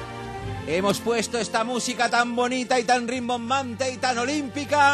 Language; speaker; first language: Spanish; native; Spanish